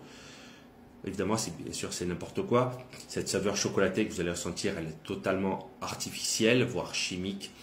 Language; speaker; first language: French; native; French